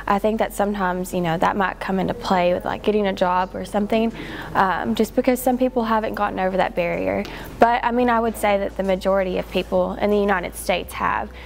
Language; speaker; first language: English; native; English